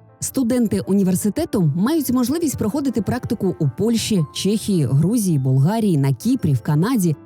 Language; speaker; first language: Ukrainian; native; Ukrainian